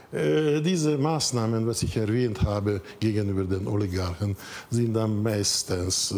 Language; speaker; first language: German; non-native, fluent; Hungarian